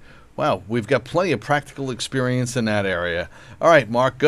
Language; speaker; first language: English; native; English